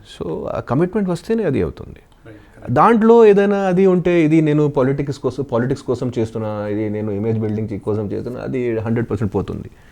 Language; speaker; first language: Telugu; non-native, fluent; Hindi